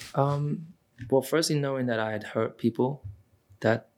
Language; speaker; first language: English; native; English